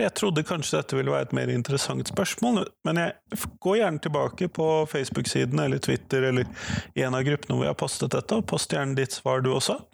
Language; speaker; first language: Norwegian; native; Norwegian